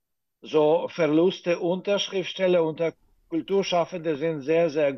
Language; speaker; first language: German; non-native, fluent; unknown